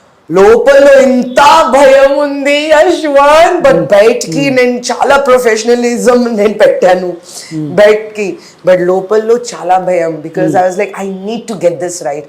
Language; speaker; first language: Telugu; non-native, learner; Hindi